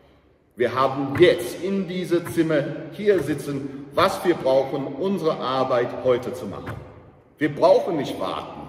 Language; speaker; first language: German; non-native, learner; English